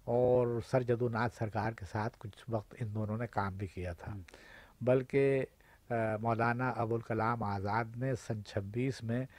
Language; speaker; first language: Urdu; native; Urdu